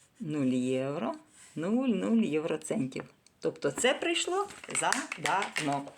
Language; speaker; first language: Ukrainian; non-native, local second language; Russian